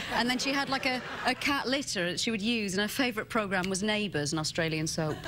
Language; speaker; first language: English; native; English